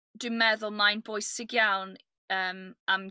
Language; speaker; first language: Welsh; non-native, learner; English